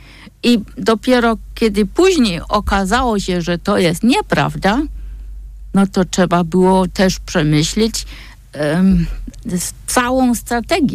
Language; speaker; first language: Polish; non-native, fluent; German